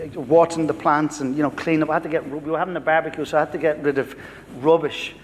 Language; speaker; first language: English; native; English